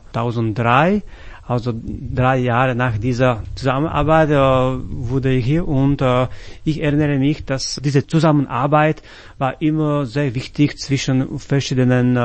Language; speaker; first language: German; non-native, fluent; Slovak